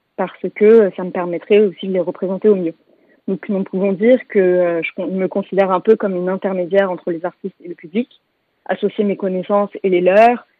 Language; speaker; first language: French; native; French